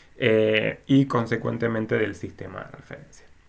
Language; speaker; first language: Spanish; native; Spanish